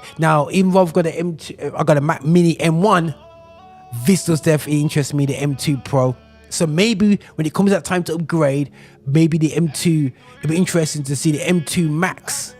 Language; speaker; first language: English; native; English